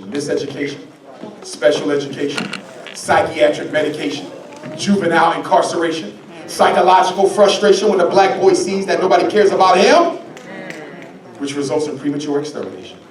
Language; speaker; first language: English; native; English